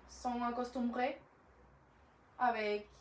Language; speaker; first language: French; non-native, learner; Spanish